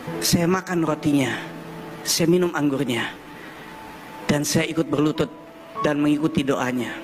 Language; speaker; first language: Indonesian; early bilingual, heritage; German